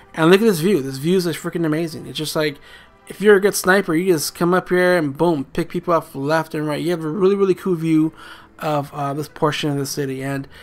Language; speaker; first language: English; native; English